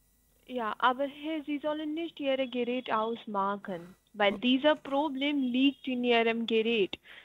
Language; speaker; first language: German; non-native, learner; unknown